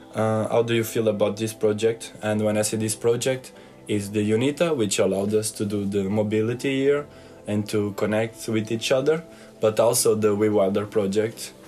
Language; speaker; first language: English; non-native, fluent; Portuguese